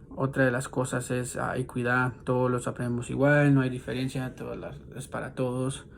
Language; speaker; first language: Spanish; non-native, learner; English